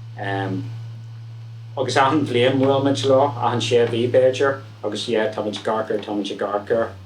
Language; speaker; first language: Irish; non-native, local second language; English